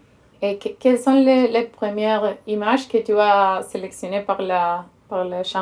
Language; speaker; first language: French; non-native, learner; Spanish